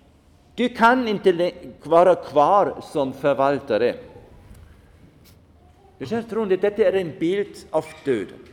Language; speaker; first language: Swedish; non-native, fluent; German